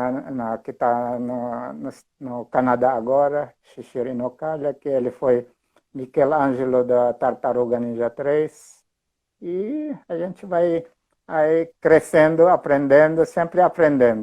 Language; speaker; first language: Portuguese; non-native, fluent; Filipino